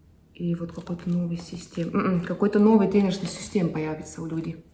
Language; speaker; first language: Russian; non-native, fluent; Estonian